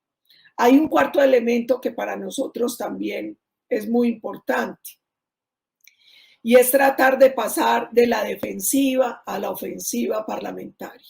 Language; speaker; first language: Spanish; native; Spanish